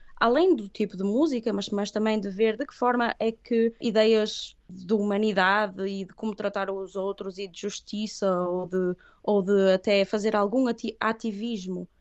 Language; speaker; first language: Portuguese; early bilingual, other home language; Catalan